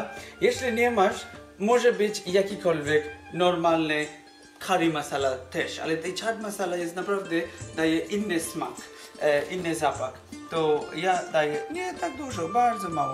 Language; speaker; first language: Polish; non-native, learner; Bangla